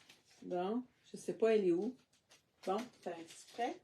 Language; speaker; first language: French; native; French